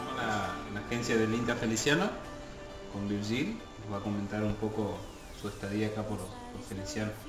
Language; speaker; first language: Spanish; native; Spanish